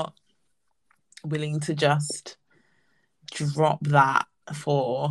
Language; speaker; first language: English; native; English